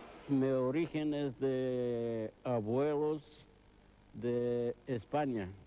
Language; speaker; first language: Spanish; early bilingual, heritage; Ladino